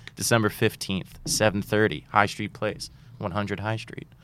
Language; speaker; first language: English; native; English